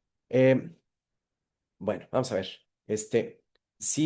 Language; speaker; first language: Spanish; native; Spanish